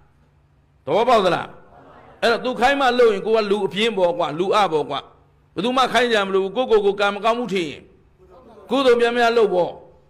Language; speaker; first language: Burmese; native; Burmese